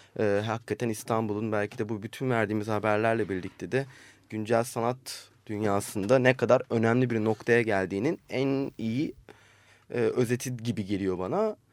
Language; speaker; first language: Turkish; native; Turkish